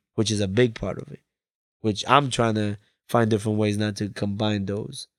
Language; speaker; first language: English; early bilingual, other home language; Spanish